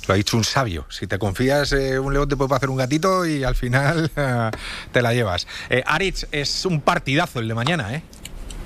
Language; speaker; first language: Spanish; native; Spanish